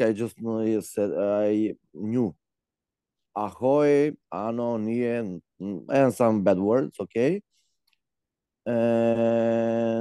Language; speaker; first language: English; non-native, fluent; Macedonian